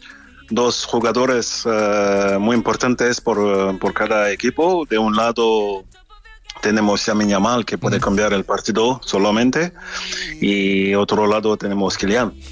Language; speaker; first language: Spanish; non-native, fluent; French